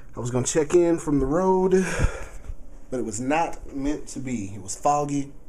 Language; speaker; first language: English; native; English